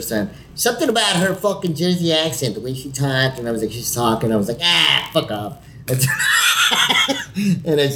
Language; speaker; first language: English; non-native, fluent; Spanish